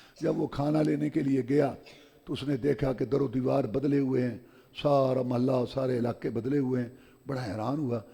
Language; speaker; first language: Urdu; non-native, local second language; Punjabi